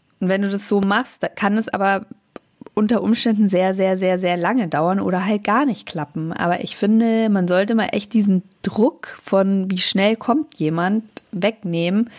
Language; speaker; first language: German; native; German